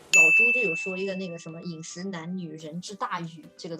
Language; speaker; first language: Chinese; native; Chinese